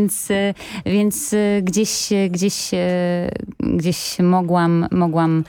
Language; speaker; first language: Polish; native; Polish